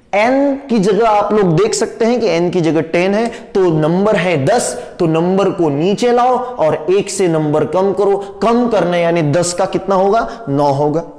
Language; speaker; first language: Hindi; non-native, local second language; Marathi